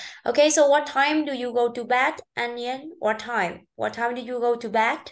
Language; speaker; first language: English; non-native, fluent; Vietnamese